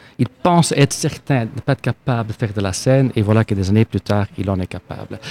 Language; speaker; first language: French; non-native, local second language; Dutch